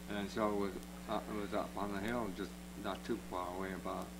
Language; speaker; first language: English; native; English